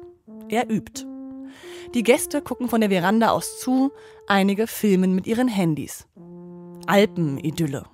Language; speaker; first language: German; native; German